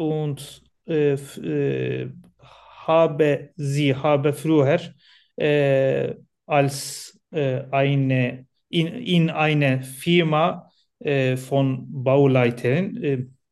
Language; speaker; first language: German; non-native, learner; Turkish